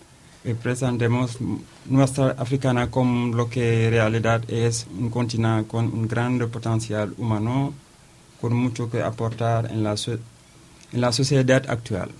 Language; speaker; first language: Spanish; non-native, learner; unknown